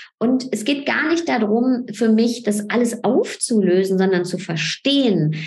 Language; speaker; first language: German; early bilingual, other home language; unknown